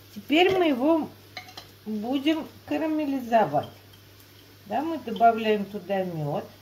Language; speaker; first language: Russian; native; Russian